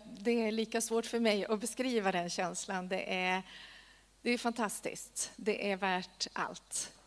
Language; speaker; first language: Swedish; native; Swedish